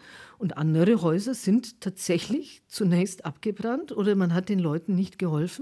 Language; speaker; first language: German; native; German